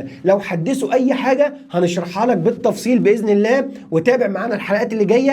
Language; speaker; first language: Arabic; native; Arabic